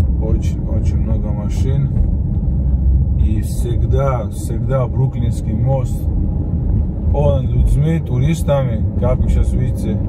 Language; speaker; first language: Russian; non-native, fluent; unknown